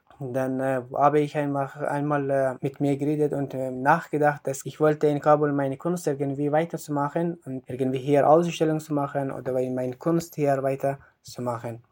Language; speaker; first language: German; non-native, learner; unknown